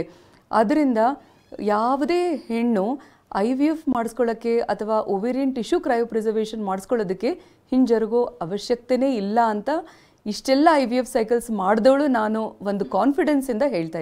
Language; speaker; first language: Kannada; native; Kannada